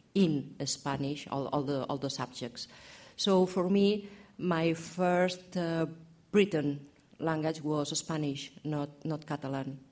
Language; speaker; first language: English; non-native, learner; Catalan